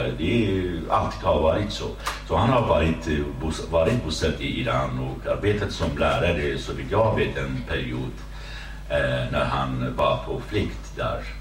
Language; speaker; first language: Swedish; non-native, fluent; Kurdish